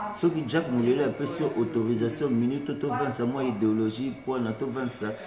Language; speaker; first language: French; non-native, local second language; Lingala